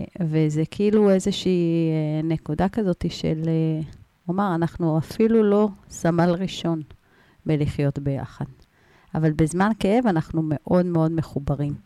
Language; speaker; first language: Hebrew; native; Hebrew